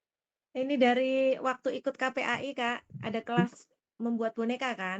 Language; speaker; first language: Indonesian; native; Indonesian